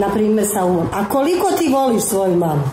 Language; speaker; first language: Croatian; native; Croatian